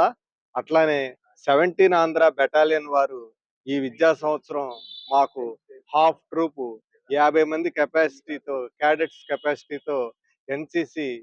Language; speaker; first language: Telugu; native; Telugu